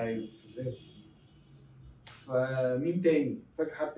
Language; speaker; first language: Arabic; native; Arabic